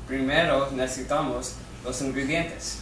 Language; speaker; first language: Spanish; non-native, learner; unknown